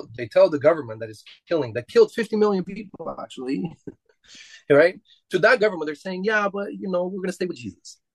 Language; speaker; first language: English; non-native, fluent; Romanian